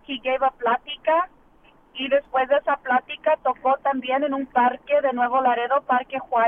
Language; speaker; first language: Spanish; early bilingual, heritage; Spanish